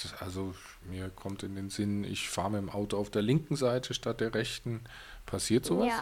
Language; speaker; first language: German; native; German